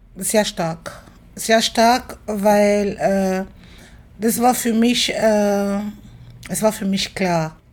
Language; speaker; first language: German; non-native, fluent; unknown